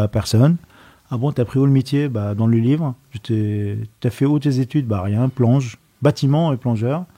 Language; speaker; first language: French; non-native, fluent; Arabic